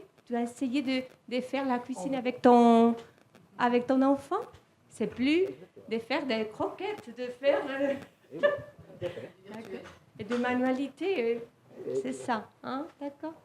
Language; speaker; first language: French; non-native, fluent; Spanish